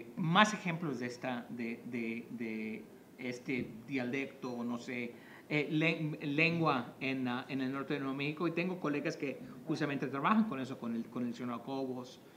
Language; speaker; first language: Spanish; native; Spanish